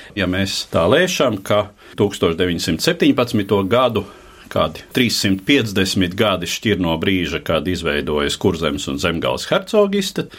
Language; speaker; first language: Latvian; native; Latvian